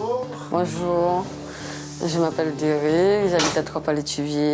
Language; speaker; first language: French; non-native, local second language; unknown